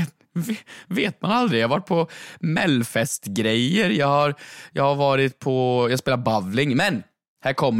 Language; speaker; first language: Swedish; native; Swedish